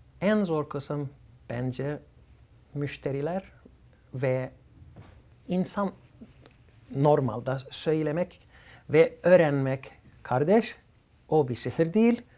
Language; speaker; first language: Turkish; early bilingual, other home language; Arabic